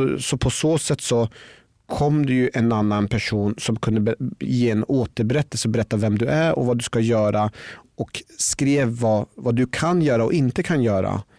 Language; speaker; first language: Swedish; early bilingual, other home language; Persian